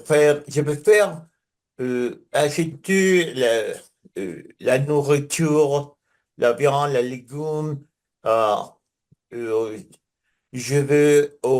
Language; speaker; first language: French; non-native, learner; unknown